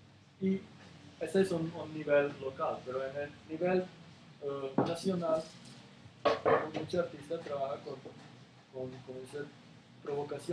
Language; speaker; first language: Spanish; non-native, learner; Serbian